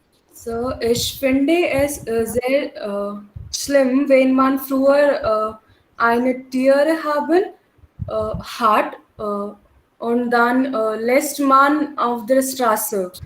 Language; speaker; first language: German; non-native, learner; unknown